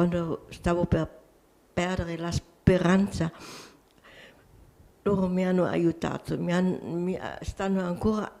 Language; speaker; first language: Italian; non-native, local second language; German